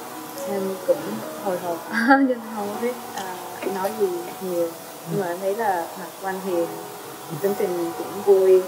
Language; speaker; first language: Vietnamese; early bilingual, heritage; Vietnamese